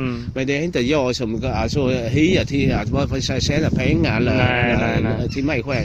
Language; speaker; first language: Swedish; non-native, learner; Vietnamese